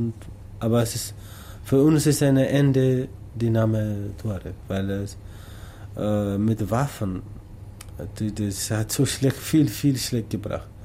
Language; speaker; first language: German; non-native, learner; Tamasheq